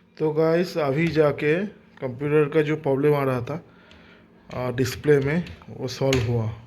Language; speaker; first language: Hindi; non-native, local second language; Bangla